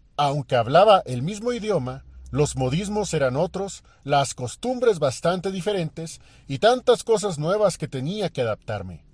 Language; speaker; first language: Spanish; native; Spanish